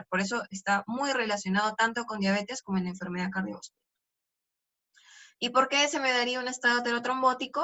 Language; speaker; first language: Spanish; native; Spanish